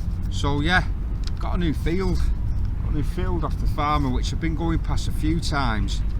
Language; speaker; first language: English; native; English